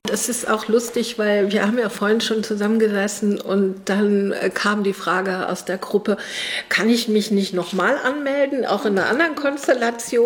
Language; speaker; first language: German; native; German